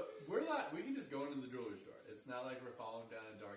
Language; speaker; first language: English; native; English